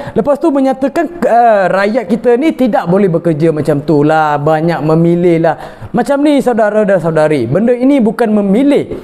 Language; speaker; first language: Malay; non-native, local second language; Tamil